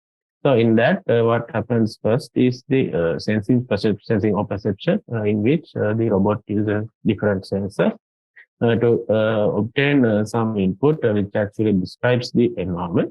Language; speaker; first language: English; non-native, local second language; Sinhala